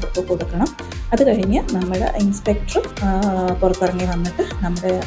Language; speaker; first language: Malayalam; native; Malayalam